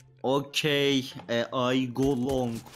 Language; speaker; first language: English; non-native, learner; Turkish